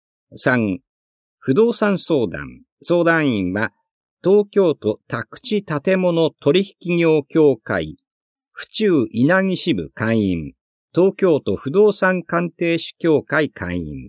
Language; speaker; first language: Japanese; native; Japanese